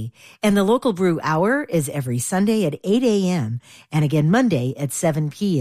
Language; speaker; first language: English; native; English